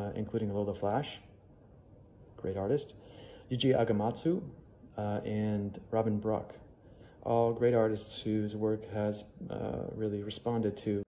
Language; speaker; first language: English; native; English